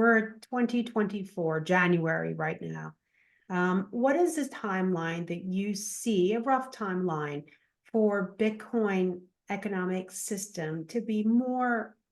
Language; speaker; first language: English; native; English